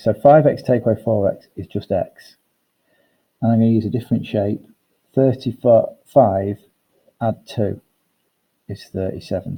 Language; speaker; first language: English; native; English